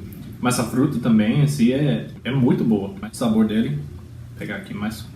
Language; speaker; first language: Portuguese; non-native, fluent; English